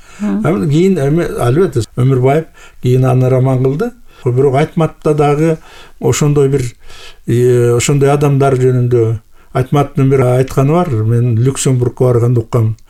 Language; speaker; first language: Kyrgyz; native; Kyrgyz